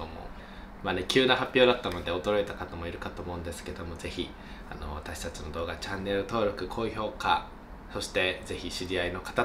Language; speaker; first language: Japanese; native; Japanese